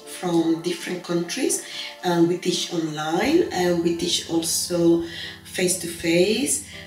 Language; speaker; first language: English; non-native, fluent; Spanish